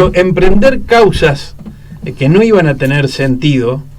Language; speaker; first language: Spanish; native; Spanish